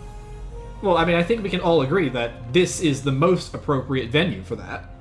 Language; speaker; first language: English; native; English